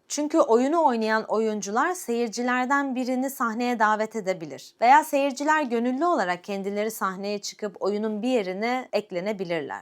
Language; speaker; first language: Turkish; native; Turkish